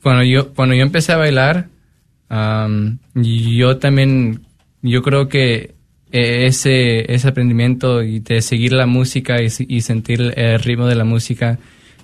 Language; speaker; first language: Spanish; early bilingual, heritage; Spanish